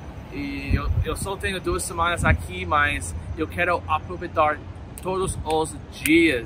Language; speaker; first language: Portuguese; non-native, fluent; English